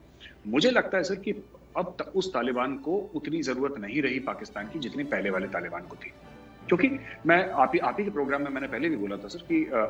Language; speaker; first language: Hindi; native; Hindi